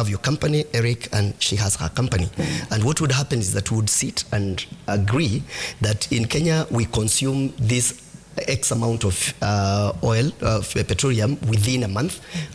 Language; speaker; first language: English; non-native, local second language; Kikuyu